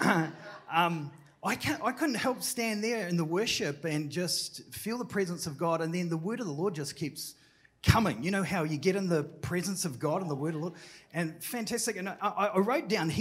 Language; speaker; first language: English; native; English